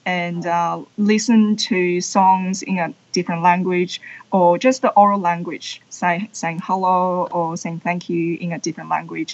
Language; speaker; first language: English; non-native, fluent; Chinese